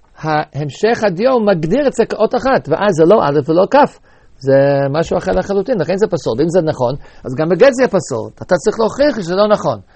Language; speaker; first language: Hebrew; native; Hebrew